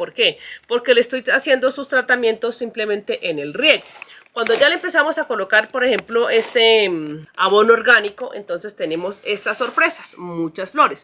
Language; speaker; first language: Spanish; native; Spanish